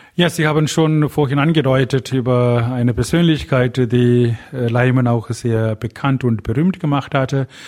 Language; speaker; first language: German; non-native, fluent; Tamil